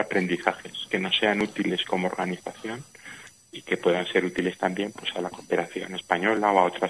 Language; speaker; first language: Spanish; native; Spanish